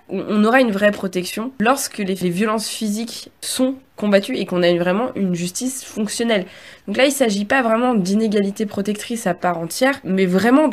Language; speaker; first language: French; native; French